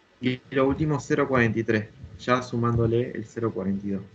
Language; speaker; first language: Spanish; native; Spanish